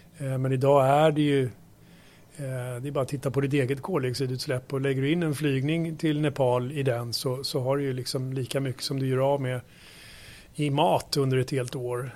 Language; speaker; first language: Swedish; native; Swedish